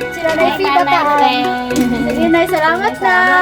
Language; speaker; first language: Filipino; non-native, local second language; Cebuano